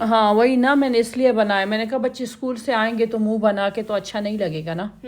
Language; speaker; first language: Urdu; native; Urdu